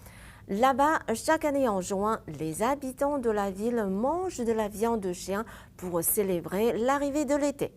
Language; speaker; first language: French; non-native, fluent; Chinese